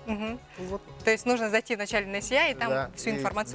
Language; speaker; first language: Russian; native; Russian